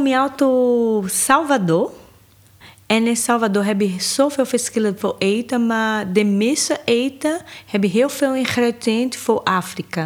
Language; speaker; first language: Dutch; non-native, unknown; Portuguese